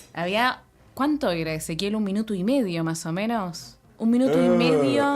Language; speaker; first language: Spanish; native; Spanish